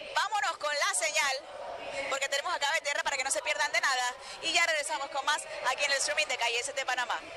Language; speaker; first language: Spanish; native; Spanish